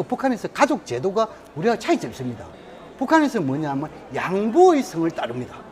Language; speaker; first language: Korean; native; Korean